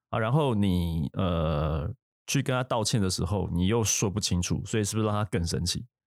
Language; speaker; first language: Chinese; native; Chinese